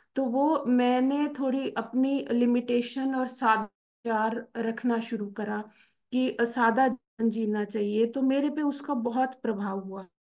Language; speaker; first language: Hindi; native; Hindi